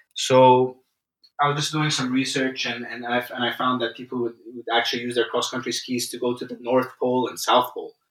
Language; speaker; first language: English; non-native, fluent; Arabic